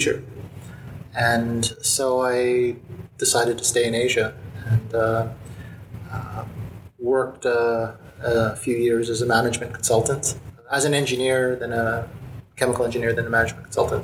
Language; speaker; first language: English; native; English